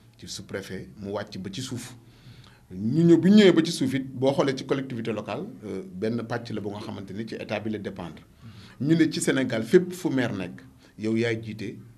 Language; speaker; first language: Wolof; native; Wolof